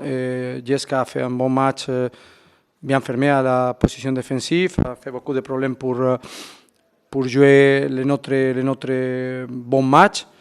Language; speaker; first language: French; non-native, fluent; Spanish